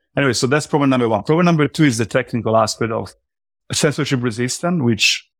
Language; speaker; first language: English; non-native, fluent; Italian